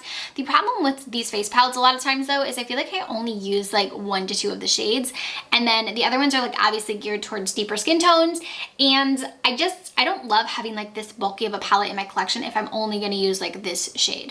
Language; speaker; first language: English; native; English